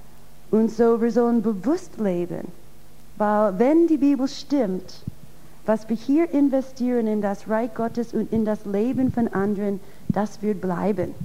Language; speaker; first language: German; non-native, fluent; English